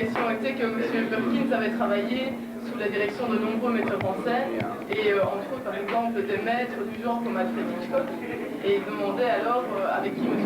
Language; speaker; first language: French; native; French